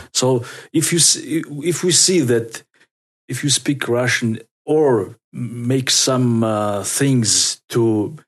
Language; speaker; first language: English; non-native, learner; Russian